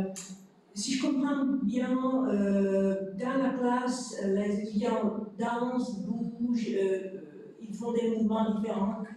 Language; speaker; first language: French; non-native, learner; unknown